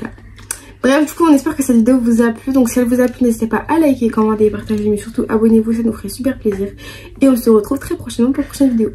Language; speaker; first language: French; native; French